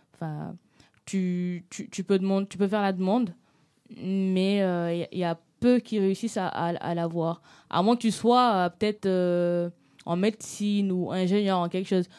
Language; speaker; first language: French; non-native, local second language; Wolof